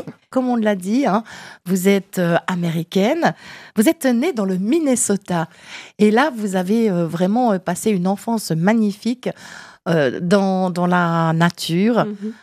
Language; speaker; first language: French; native; French